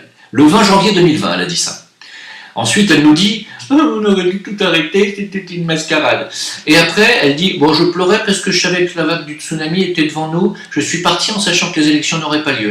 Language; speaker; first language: French; native; French